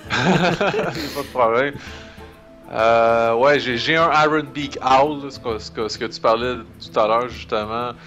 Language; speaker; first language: French; native; French